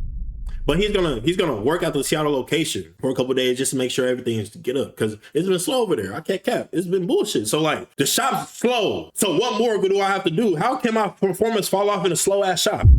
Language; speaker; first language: English; native; English